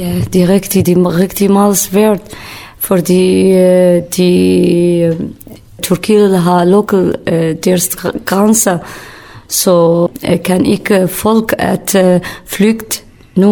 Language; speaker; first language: Danish; non-native, learner; Kurdish